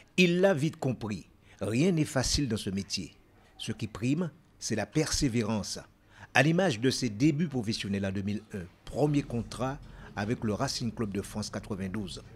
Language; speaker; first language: French; native; French